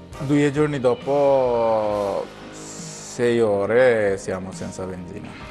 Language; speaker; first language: Italian; non-native, learner; Bangla